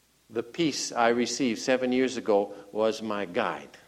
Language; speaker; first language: English; native; English